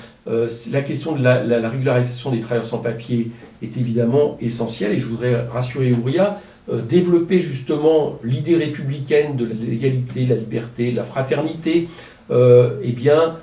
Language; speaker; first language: French; native; French